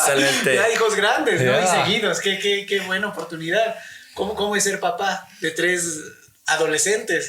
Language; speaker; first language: Spanish; native; Spanish